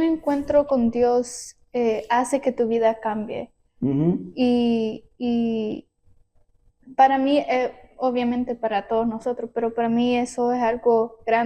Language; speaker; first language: Spanish; early bilingual, heritage; Spanish